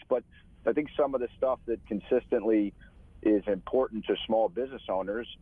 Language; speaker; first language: English; native; English